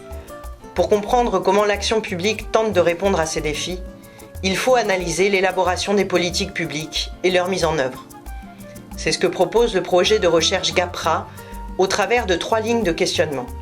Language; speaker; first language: French; native; French